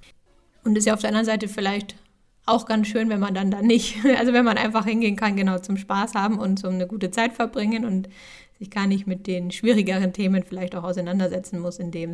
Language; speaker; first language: German; native; German